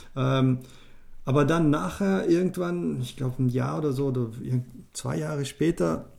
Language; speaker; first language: German; native; German